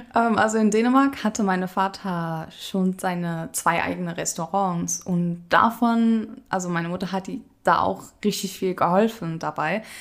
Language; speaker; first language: German; non-native, fluent; Central Kurdish